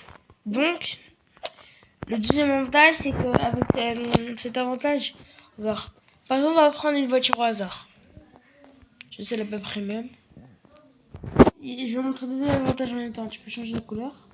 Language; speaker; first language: French; native; French